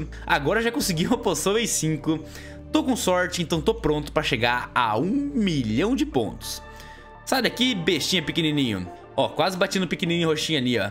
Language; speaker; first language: Portuguese; native; Portuguese